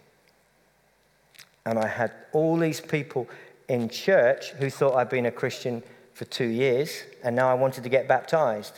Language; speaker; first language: English; native; English